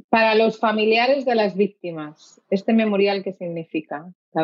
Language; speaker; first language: Spanish; native; Spanish